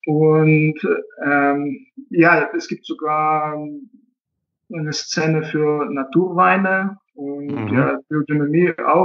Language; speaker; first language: German; non-native, fluent; Russian